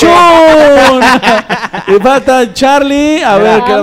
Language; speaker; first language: Spanish; native; Spanish